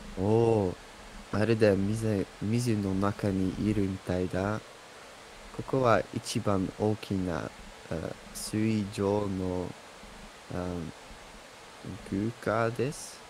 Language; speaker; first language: Japanese; non-native, learner; English